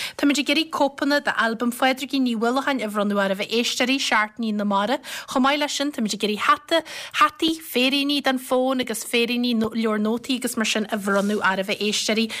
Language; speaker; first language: Irish; native; Irish